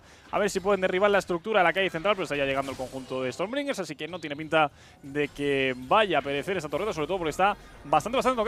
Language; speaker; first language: Spanish; native; Spanish